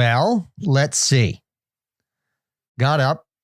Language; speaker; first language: English; native; English